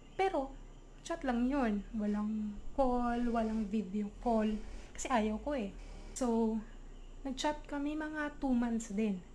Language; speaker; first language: Filipino; non-native, local second language; Cebuano